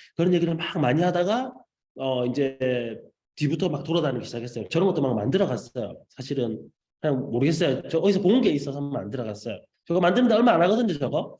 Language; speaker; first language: Korean; native; Korean